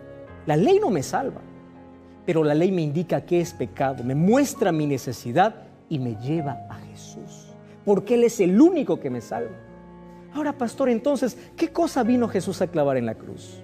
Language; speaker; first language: Spanish; native; Spanish